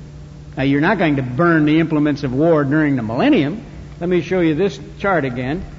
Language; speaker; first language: English; native; English